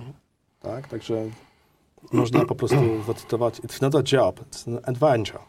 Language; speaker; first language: Polish; native; Polish